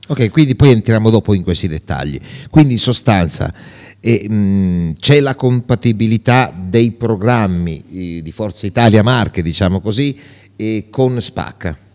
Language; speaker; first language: Italian; native; Italian